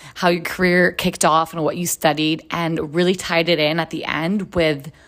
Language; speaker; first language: English; non-native, fluent; Hebrew